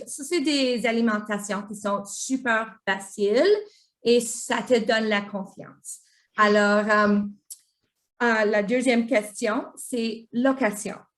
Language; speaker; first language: French; non-native, local second language; English